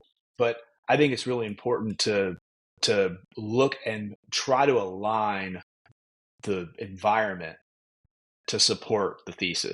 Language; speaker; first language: English; native; English